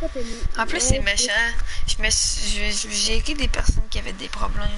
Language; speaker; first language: French; native; French